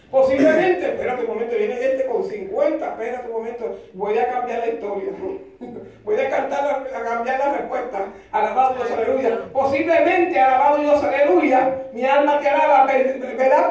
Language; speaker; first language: Spanish; early bilingual, heritage; Spanish